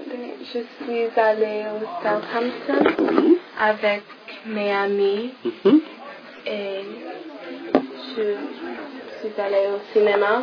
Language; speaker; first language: French; non-native, learner; English